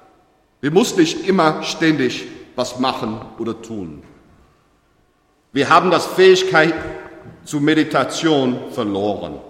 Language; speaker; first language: German; non-native, learner; English